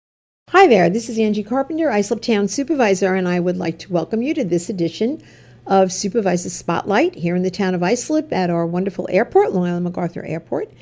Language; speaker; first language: English; native; English